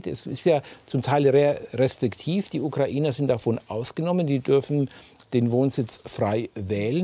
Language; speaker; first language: German; native; German